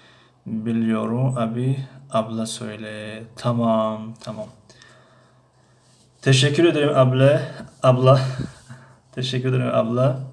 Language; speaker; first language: Turkish; non-native, fluent; Tajik